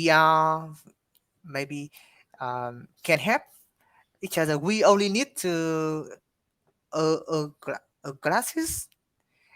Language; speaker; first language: English; non-native, learner; Vietnamese